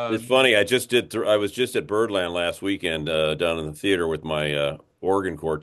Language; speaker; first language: English; native; English